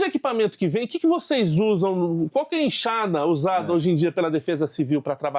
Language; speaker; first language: Portuguese; native; Portuguese